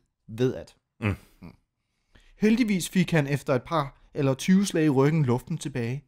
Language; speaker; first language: Danish; native; Danish